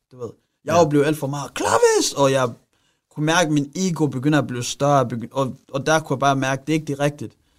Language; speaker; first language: Danish; early bilingual, other home language; Rundi